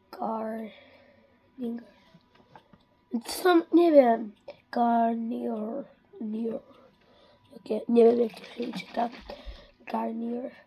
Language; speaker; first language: Polish; early bilingual, heritage; Dutch